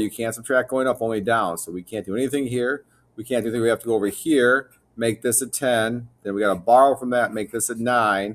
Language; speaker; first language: English; native; English